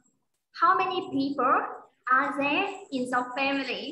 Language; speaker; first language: English; non-native, fluent; Vietnamese